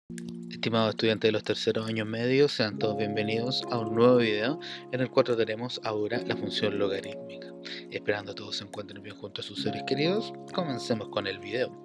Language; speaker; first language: Spanish; native; Spanish